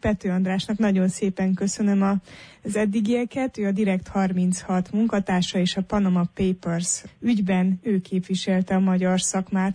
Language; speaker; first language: Hungarian; native; Hungarian